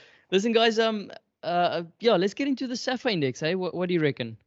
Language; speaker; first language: English; non-native, local second language; Afrikaans